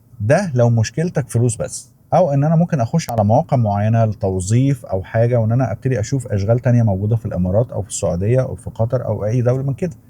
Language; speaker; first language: Arabic; native; Arabic